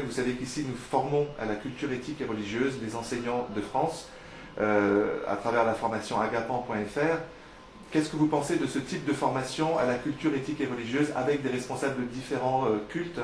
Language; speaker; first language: French; native; French